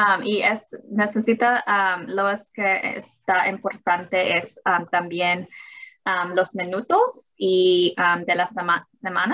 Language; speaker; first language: Spanish; early bilingual, heritage; English